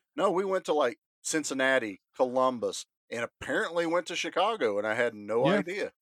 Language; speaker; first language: English; native; English